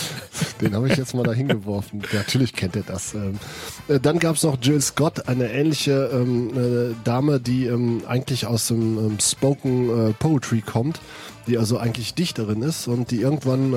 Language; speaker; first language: German; native; German